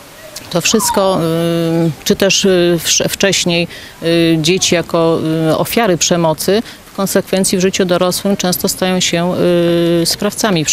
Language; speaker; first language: Polish; native; Polish